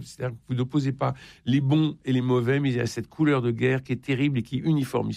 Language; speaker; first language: French; native; French